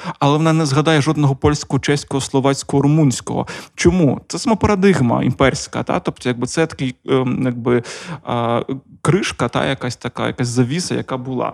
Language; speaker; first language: Ukrainian; non-native, local second language; Russian